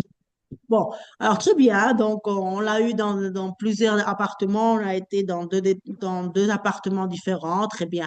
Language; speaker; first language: French; non-native, fluent; Spanish